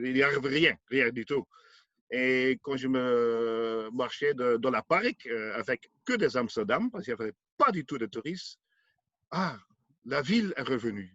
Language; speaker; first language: French; non-native, learner; Dutch